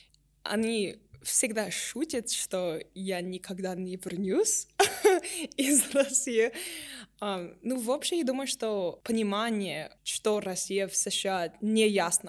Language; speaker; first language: Russian; non-native, learner; English